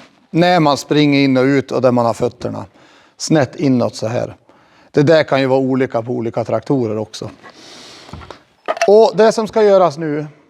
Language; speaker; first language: Swedish; native; Swedish